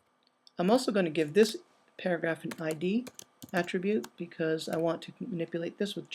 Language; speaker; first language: English; native; English